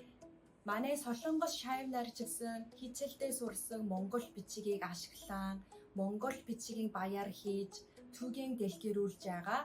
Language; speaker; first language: Mongolian; non-native, fluent; Korean